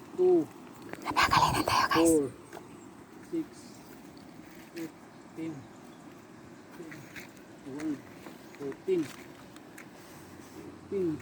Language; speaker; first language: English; non-native, local second language; Filipino